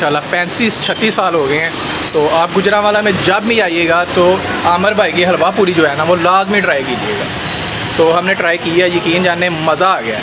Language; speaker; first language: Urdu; non-native, local second language; Punjabi